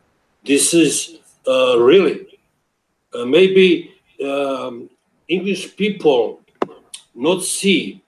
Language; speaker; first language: English; non-native, learner; Serbian